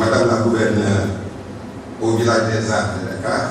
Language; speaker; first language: French; non-native, local second language; Wolof